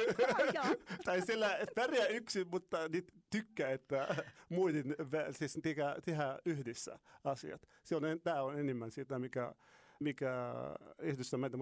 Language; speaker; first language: Finnish; non-native, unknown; Arabic